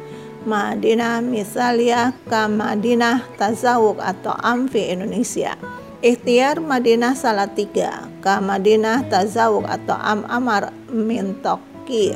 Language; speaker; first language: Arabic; non-native, fluent; Indonesian